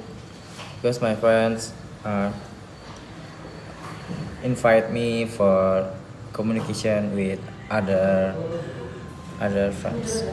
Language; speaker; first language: English; non-native, learner; Indonesian